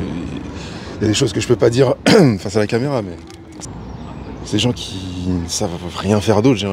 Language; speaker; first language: French; native; French